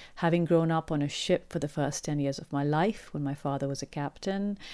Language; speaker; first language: English; non-native, local second language; Urdu